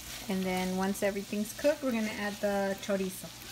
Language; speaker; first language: English; early bilingual, other home language; Spanish